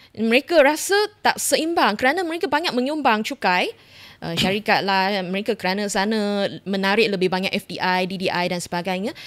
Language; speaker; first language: Malay; non-native, local second language; Chinese